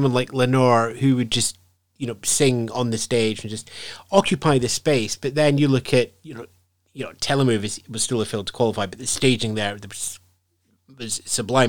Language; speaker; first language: English; native; English